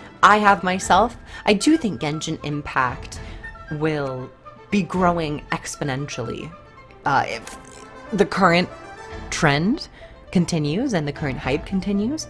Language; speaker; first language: English; native; English